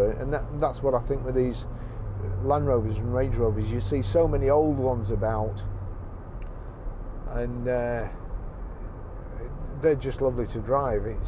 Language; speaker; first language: English; native; English